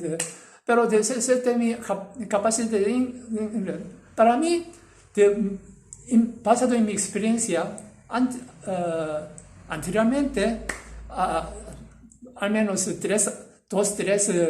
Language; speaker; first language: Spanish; non-native, learner; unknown